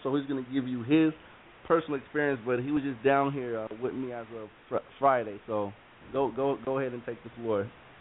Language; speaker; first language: English; native; English